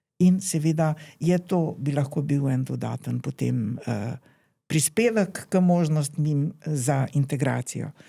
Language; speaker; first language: Slovenian; native; Slovenian